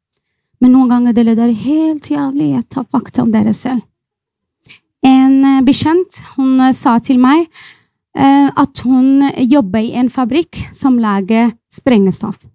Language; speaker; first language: Norwegian; non-native, fluent; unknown